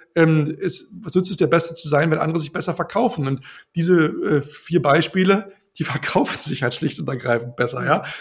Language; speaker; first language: German; native; German